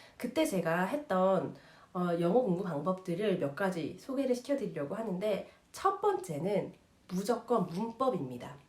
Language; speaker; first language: Korean; native; Korean